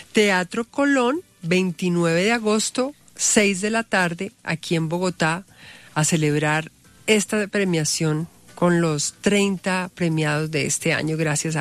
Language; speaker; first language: Spanish; native; Spanish